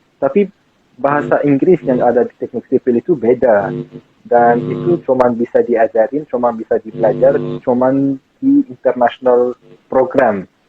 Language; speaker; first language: Indonesian; non-native, fluent; Persian